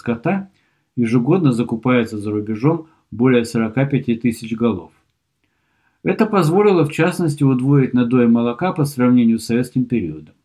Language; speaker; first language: Russian; native; Russian